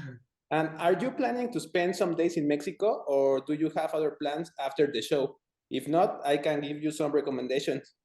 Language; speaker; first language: English; non-native, fluent; Spanish